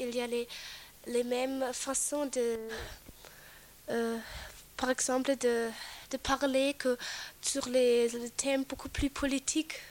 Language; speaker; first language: French; non-native, fluent; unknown